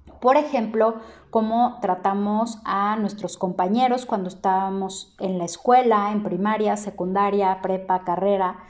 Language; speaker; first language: Spanish; native; Spanish